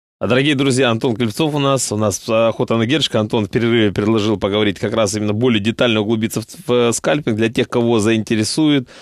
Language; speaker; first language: Russian; native; Russian